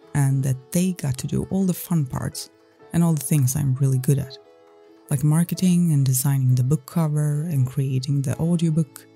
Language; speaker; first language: English; non-native, fluent; Swedish